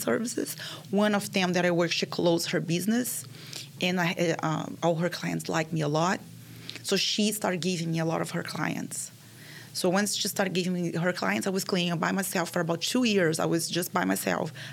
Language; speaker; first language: English; non-native, fluent; Portuguese